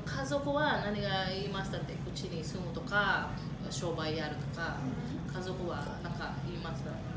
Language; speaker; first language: Japanese; non-native, learner; Filipino